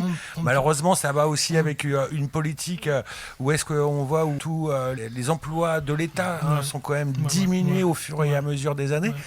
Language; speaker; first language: French; native; French